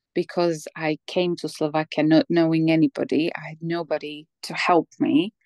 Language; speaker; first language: English; non-native, fluent; Polish